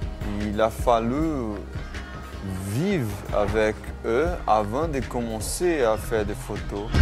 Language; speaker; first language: French; non-native, fluent; Portuguese